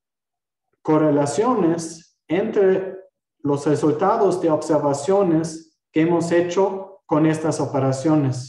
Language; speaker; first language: Spanish; non-native, fluent; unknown